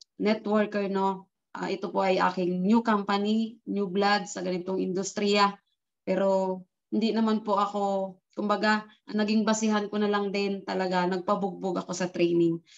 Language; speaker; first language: Filipino; native; Filipino